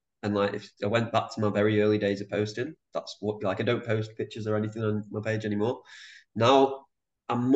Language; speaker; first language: English; native; English